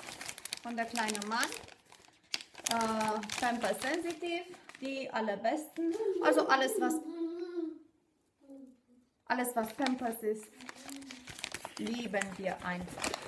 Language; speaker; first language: German; non-native, fluent; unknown